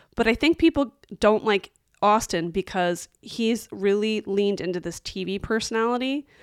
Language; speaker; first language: English; native; English